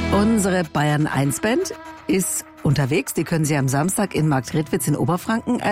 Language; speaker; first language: German; native; German